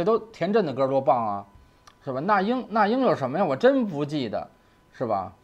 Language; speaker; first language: Chinese; native; Chinese